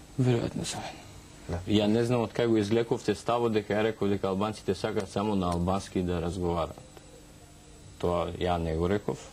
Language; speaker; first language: Macedonian; non-native, local second language; Albanian